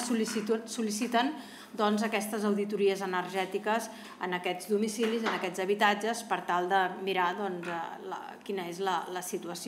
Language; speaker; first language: Catalan; native; Catalan